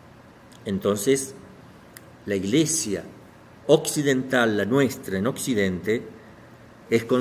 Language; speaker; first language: Spanish; native; Spanish